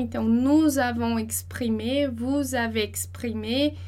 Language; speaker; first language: French; non-native, fluent; Portuguese